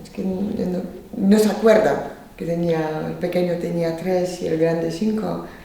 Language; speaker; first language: Spanish; non-native, fluent; Polish